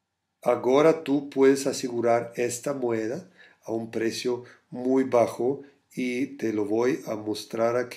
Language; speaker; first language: Spanish; non-native, fluent; German